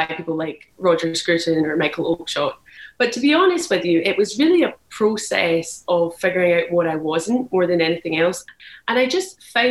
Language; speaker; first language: English; native; English